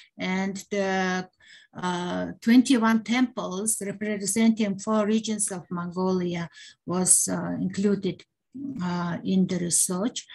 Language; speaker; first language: English; non-native, learner; Mongolian